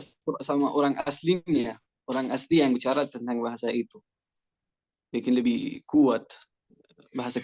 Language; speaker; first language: Indonesian; non-native, learner; Persian